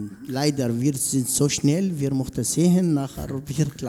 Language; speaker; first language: German; non-native, learner; Arabic